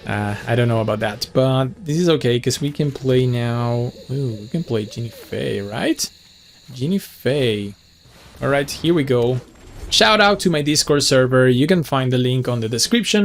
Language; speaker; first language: English; non-native, fluent; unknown